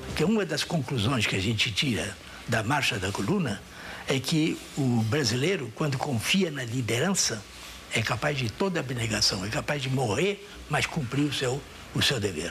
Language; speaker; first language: Portuguese; native; Portuguese